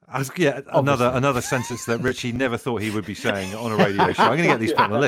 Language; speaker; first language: English; native; English